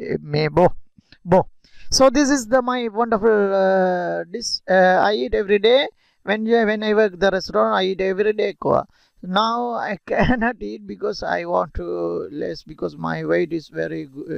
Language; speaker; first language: English; non-native, local second language; Tamil